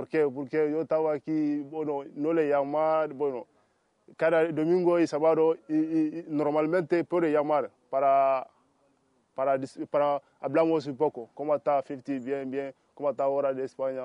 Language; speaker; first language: Spanish; non-native, learner; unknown